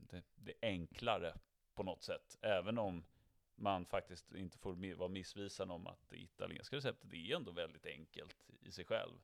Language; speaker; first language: Swedish; native; Swedish